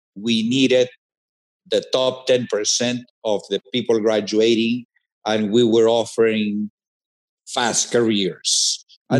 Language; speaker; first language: English; non-native, fluent; Spanish